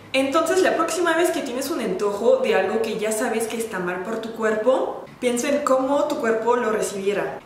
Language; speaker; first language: Spanish; non-native, fluent; French